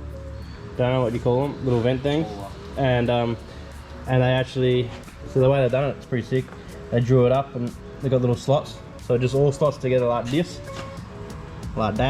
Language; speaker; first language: English; native; English